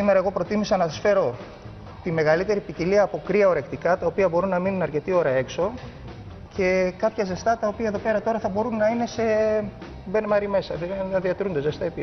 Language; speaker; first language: Greek; native; Greek